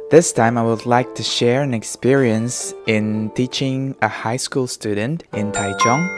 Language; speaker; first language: English; non-native, fluent; Indonesian